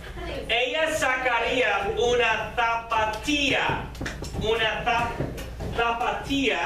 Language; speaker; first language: Spanish; non-native, fluent; English